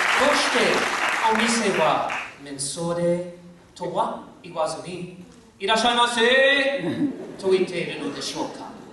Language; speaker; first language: Japanese; non-native, fluent; English